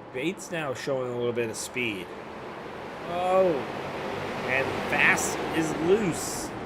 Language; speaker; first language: English; native; English